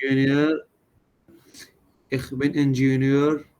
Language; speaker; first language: German; non-native, learner; Urdu